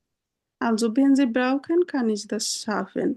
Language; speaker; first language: German; non-native, fluent; Bangla